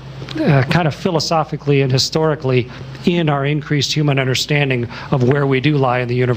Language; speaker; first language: English; native; English